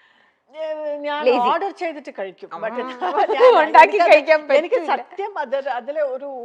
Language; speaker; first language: Malayalam; non-native, fluent; Kannada